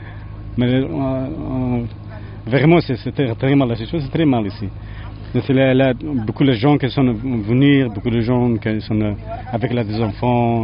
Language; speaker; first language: French; non-native, learner; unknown